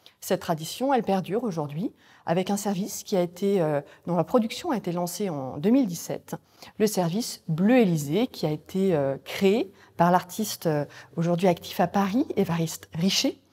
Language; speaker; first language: French; native; French